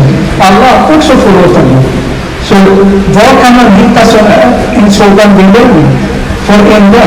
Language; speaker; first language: Swedish; non-native, fluent; Somali